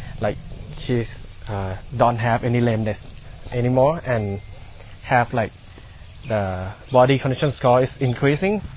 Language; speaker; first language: English; non-native, learner; Thai